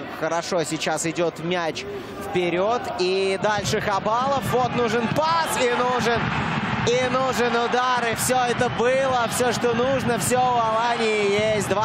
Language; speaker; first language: Russian; native; Russian